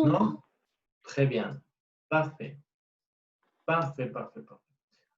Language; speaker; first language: French; non-native, fluent; Spanish